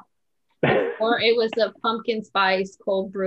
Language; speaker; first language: English; non-native, fluent; Spanish